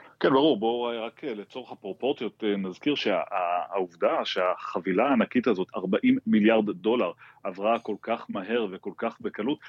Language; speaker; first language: Hebrew; native; Hebrew